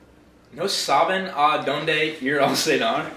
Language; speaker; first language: Spanish; non-native, learner; English